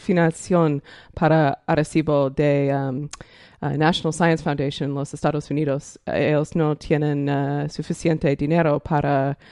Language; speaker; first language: Spanish; non-native, learner; English